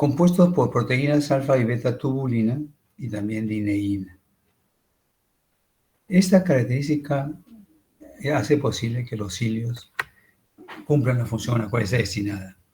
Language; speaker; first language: Spanish; native; Spanish